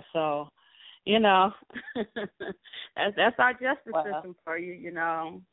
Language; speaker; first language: English; native; English